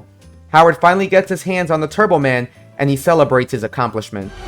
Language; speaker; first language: English; native; English